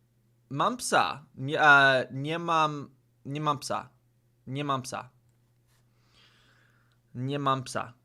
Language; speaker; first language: Polish; non-native, learner; English